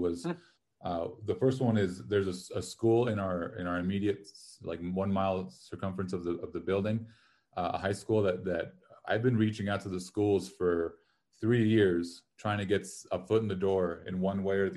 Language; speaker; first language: English; native; English